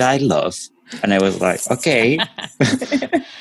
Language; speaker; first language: English; non-native, fluent; Spanish